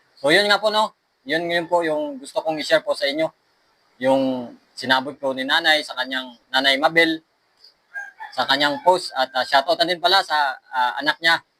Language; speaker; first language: Filipino; non-native, local second language; Aklanon